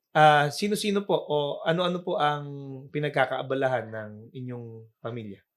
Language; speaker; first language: Filipino; native; Filipino